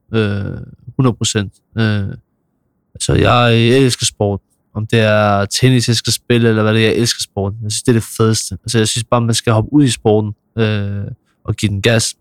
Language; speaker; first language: Danish; early bilingual, other home language; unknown